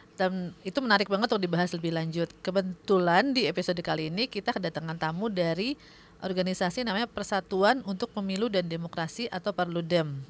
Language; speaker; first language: Indonesian; native; Indonesian